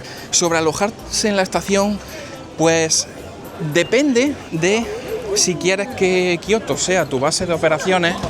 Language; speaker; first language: Spanish; native; Spanish